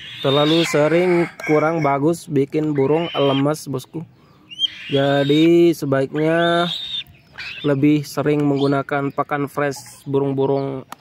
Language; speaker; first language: Indonesian; native; Indonesian